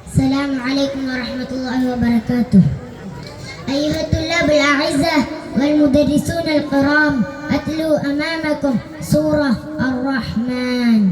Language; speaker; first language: Arabic; non-native, learner; Malayalam